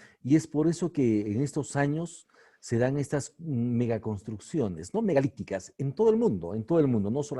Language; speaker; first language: Spanish; native; Spanish